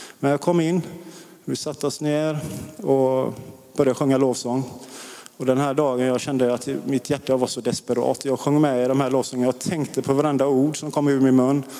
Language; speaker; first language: Swedish; native; Swedish